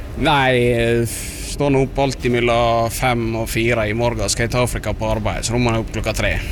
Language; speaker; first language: Norwegian; native; Norwegian